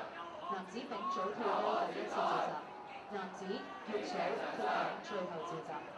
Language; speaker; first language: Chinese; native; Chinese